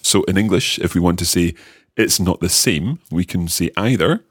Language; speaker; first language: English; native; English